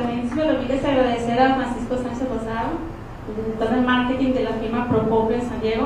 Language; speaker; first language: Spanish; native; Spanish